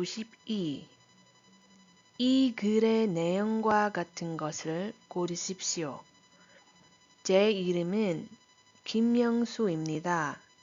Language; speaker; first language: Korean; non-native, fluent; Iloko